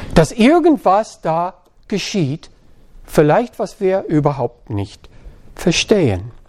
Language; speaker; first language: German; non-native, fluent; English